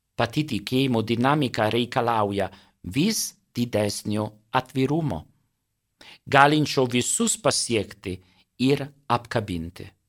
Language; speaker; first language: Lithuanian; non-native, fluent; Italian